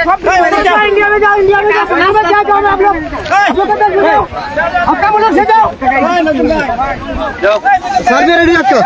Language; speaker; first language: Hindi; non-native, learner; Bangla